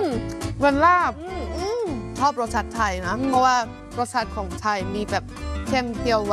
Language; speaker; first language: Thai; non-native, fluent; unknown